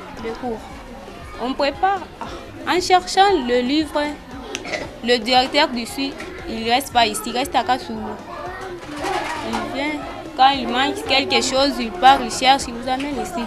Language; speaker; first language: French; non-native, local second language; Swahili